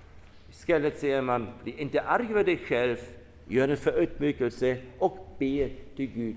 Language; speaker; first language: Swedish; non-native, fluent; German